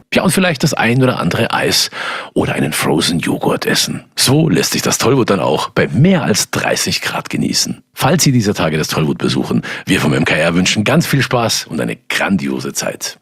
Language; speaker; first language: German; native; German